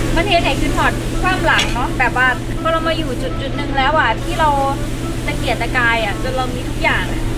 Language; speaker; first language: Thai; native; Thai